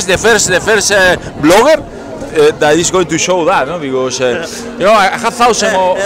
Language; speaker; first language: English; non-native, learner; Spanish